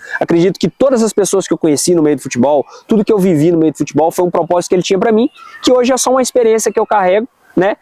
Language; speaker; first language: Portuguese; native; Portuguese